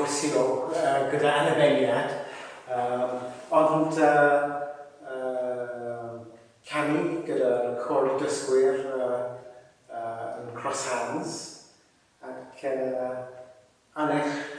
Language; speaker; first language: Welsh; non-native, learner; English